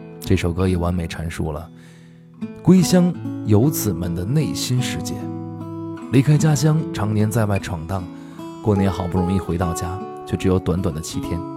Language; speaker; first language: Chinese; native; Chinese